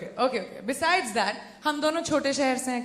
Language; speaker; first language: Hindi; native; Hindi